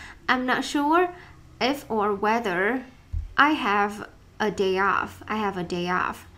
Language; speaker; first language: English; non-native, fluent; Vietnamese